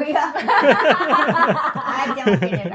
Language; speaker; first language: Japanese; native; Japanese